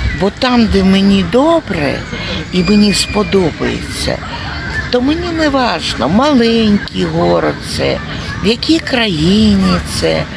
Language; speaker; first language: Ukrainian; non-native, local second language; Russian